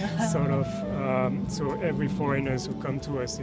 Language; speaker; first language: English; non-native, fluent; French